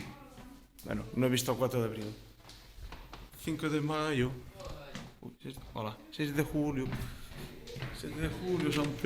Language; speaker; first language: Spanish; non-native, local second language; Catalan